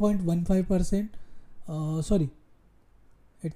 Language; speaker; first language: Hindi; native; Hindi